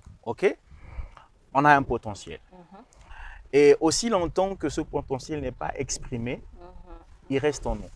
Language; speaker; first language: French; non-native, local second language; Rundi